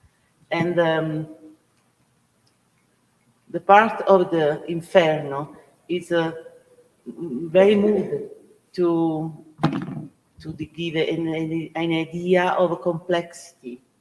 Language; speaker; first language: English; non-native, learner; Italian